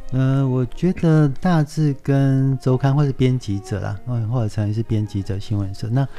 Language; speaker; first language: Chinese; native; Chinese